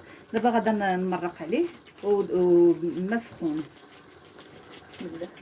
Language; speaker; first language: Arabic; native; Arabic